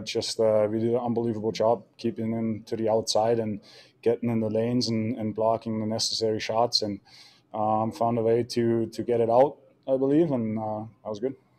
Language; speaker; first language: English; non-native, fluent; German